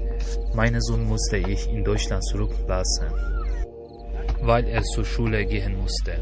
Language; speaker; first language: German; non-native, learner; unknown